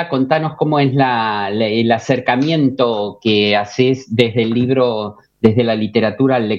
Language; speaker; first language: Spanish; native; Spanish